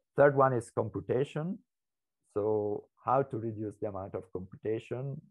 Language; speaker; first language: English; non-native, fluent; Italian